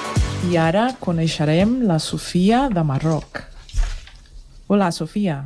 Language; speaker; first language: Catalan; non-native, learner; Portuguese